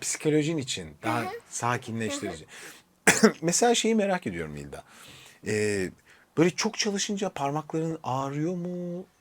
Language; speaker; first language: Turkish; native; Turkish